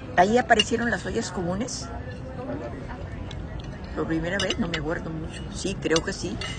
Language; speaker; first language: Spanish; native; Spanish